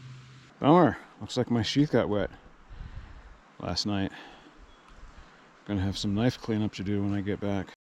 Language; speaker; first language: English; native; English